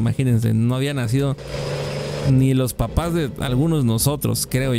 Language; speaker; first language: Spanish; native; Spanish